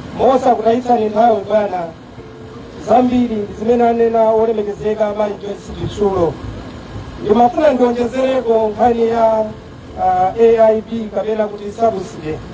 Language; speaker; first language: Nyanja; native; Nyanja